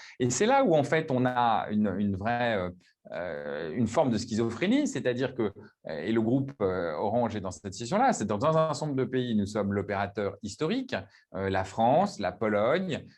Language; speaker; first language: French; native; French